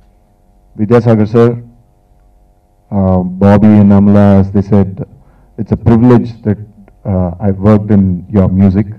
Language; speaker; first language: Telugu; non-native, learner; Tamil